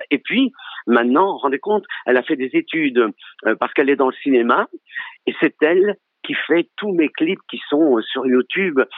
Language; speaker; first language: French; early bilingual, other home language; Italian